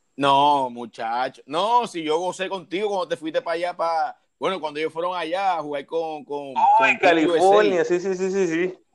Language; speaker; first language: Spanish; native; Spanish